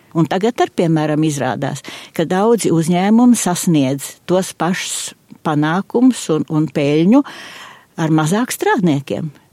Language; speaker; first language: Latvian; native; Latvian